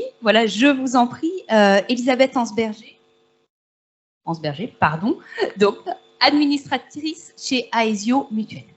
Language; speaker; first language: French; native; French